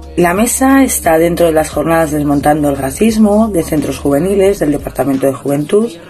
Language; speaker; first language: Spanish; native; Spanish